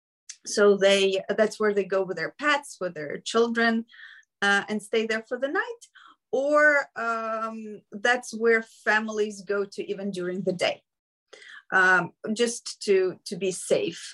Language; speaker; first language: English; non-native, fluent; Ukrainian